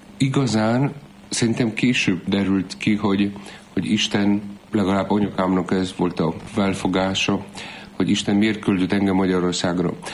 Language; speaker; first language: Hungarian; non-native, fluent; Polish